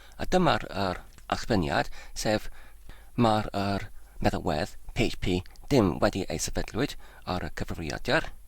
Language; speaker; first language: Welsh; non-native, fluent; German